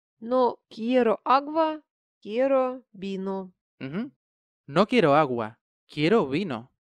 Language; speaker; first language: Spanish; non-native, fluent; Russian